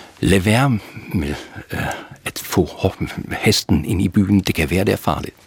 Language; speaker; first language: Danish; non-native, fluent; German